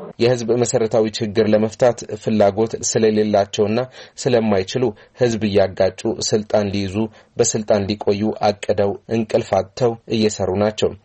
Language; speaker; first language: Amharic; non-native, local second language; Tigrinya